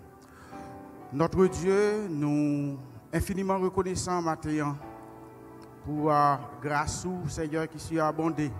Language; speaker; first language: French; non-native, local second language; Haitian Creole